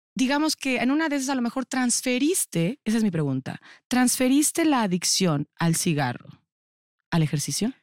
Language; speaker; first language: Spanish; native; Spanish